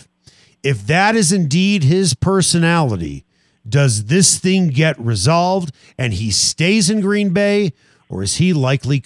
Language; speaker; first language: English; native; English